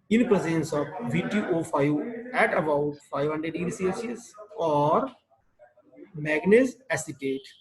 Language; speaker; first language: English; non-native, local second language; Marathi